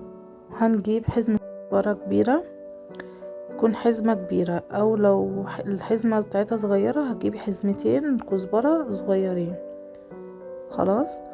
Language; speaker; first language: Arabic; native; Arabic